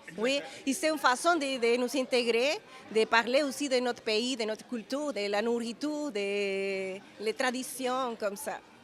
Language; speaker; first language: French; non-native, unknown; Spanish